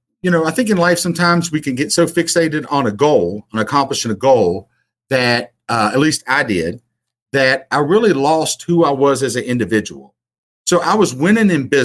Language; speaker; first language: English; native; English